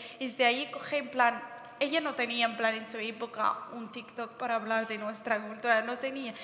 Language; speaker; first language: Spanish; early bilingual, other home language; Berber languages